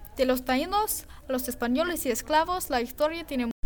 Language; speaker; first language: Spanish; non-native, learner; English